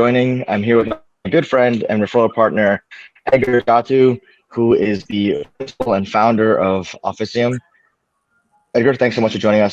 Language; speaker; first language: English; native; English